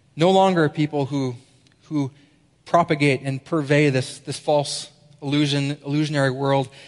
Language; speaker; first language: English; native; English